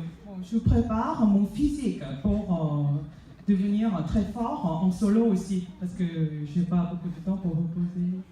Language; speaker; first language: French; non-native, fluent; Korean